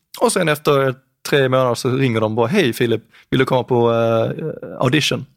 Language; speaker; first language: Swedish; native; Swedish